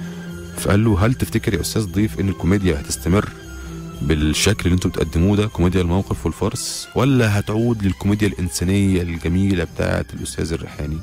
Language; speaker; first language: Arabic; native; Arabic